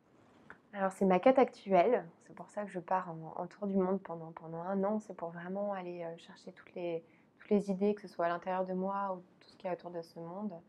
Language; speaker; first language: French; native; French